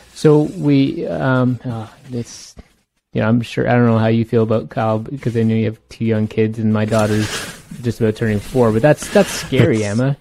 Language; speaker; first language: English; native; English